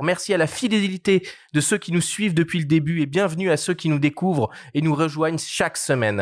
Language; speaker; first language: French; native; French